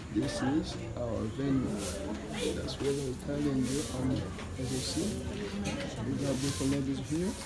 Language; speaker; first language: English; non-native, local second language; Rundi